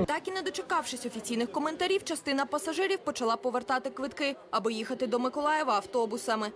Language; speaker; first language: Ukrainian; native; Ukrainian